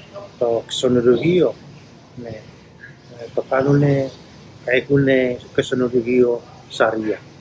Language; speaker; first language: Greek; non-native, learner; Indonesian